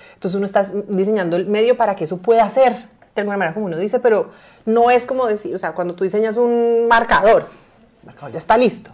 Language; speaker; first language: Spanish; native; Spanish